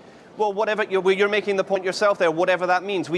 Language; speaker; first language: English; native; English